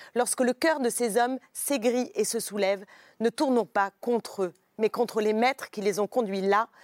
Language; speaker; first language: French; native; French